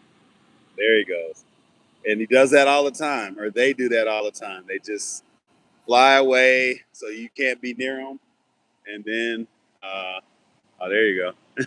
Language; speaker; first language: English; native; English